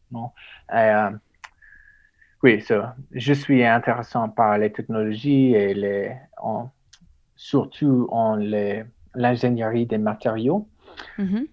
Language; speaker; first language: French; non-native, learner; English